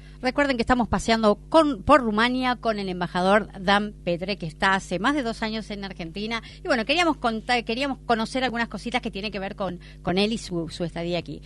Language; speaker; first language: Spanish; native; Spanish